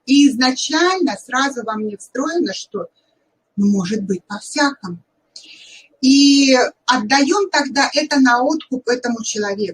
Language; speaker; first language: Russian; native; Russian